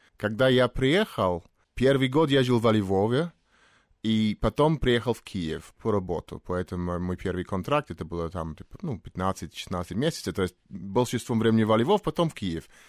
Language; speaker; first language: Russian; non-native, fluent; English